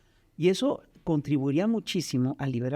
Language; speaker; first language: Spanish; native; Spanish